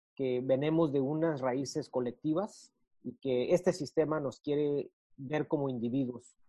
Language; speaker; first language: Spanish; early bilingual, heritage; Spanish